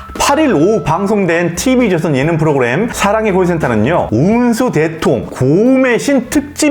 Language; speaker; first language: Korean; native; Korean